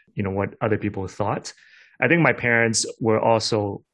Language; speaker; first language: English; non-native, local second language; Cantonese